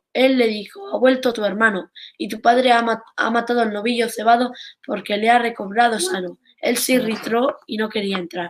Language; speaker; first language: Spanish; native; Spanish